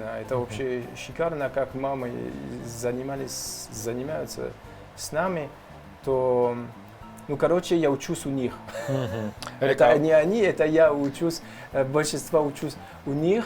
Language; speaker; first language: Russian; non-native, learner; French